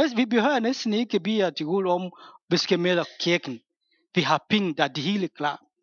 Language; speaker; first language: Danish; non-native, fluent; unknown